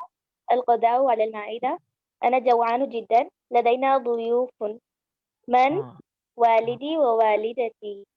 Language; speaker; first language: Arabic; non-native, learner; Urdu